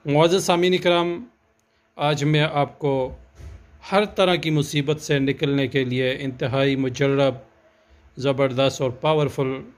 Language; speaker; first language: Urdu; native; Urdu